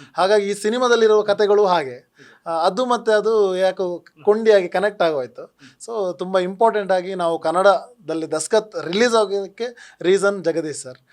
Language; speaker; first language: Kannada; non-native, local second language; Tulu